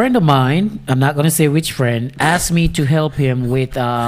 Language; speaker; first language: English; non-native, local second language; Jamaican Creole English